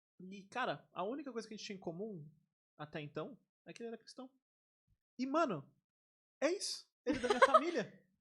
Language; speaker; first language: Portuguese; native; Portuguese